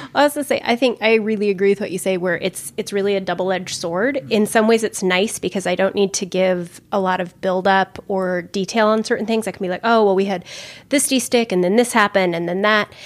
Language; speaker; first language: English; native; English